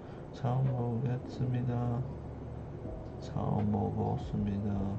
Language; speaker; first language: Korean; non-native, learner; English